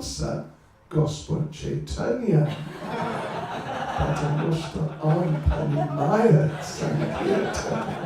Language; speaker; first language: Russian; non-native, learner; English